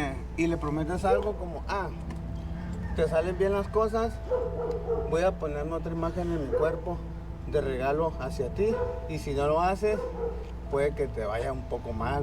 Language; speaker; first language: Spanish; native; Spanish